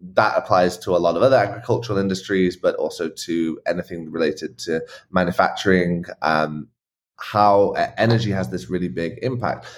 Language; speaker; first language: English; native; English